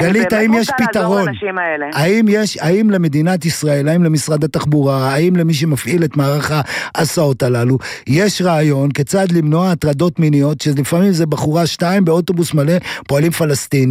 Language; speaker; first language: Hebrew; native; Hebrew